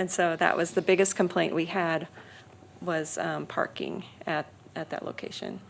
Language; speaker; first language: English; native; English